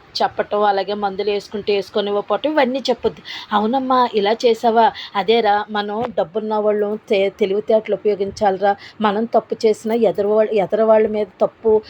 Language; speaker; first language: Telugu; native; Telugu